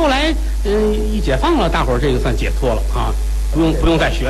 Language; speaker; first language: Chinese; native; Chinese